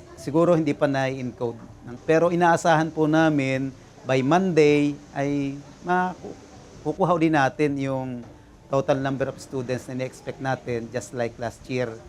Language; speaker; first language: Filipino; native; Filipino